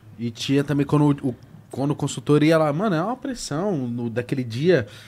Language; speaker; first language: Portuguese; native; Portuguese